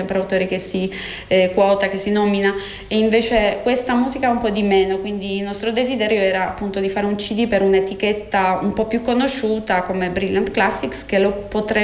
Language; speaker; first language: Italian; non-native, fluent; Polish